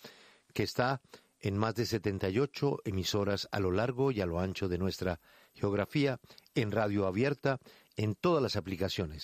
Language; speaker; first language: Spanish; native; Spanish